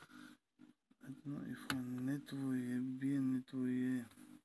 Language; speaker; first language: French; non-native, learner; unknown